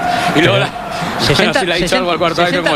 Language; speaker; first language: Spanish; native; Spanish